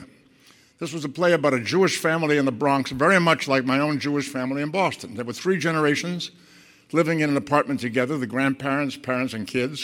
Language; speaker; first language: English; native; English